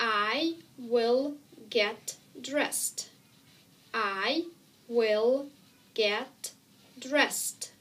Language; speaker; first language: English; non-native, fluent; Russian